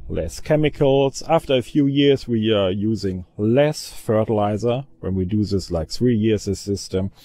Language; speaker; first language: English; non-native, fluent; German